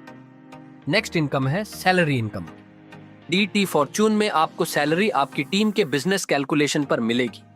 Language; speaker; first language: Hindi; native; Hindi